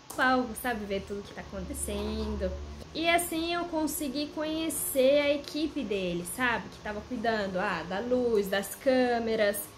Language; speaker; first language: Portuguese; non-native, fluent; Romanian